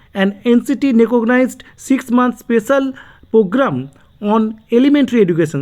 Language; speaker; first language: English; non-native, local second language; Bangla